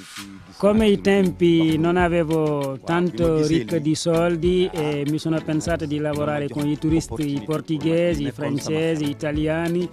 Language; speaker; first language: Italian; non-native, learner; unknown